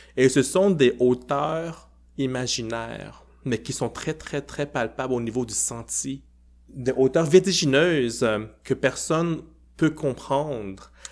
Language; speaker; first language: French; early bilingual, other home language; Cantonese